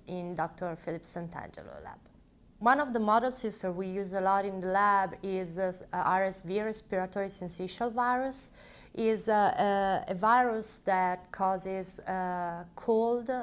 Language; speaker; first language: English; non-native, fluent; Italian